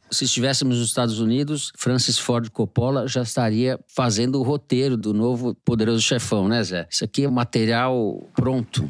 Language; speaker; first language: Portuguese; native; Portuguese